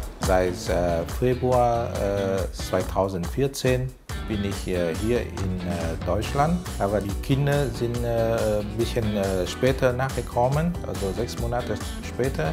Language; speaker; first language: German; non-native, fluent; Vietnamese